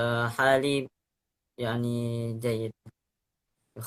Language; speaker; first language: Arabic; non-native, learner; Indonesian